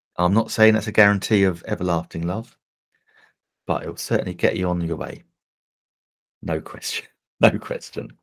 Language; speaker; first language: English; native; English